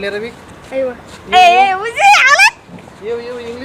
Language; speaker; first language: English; non-native, learner; Arabic